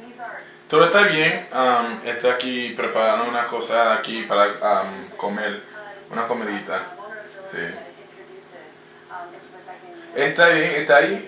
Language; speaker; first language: Spanish; early bilingual, heritage; English